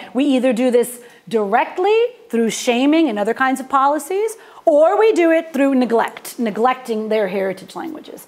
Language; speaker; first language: English; native; English